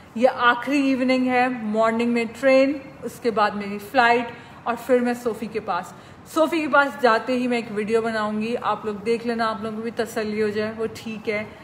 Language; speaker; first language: Hindi; native; Hindi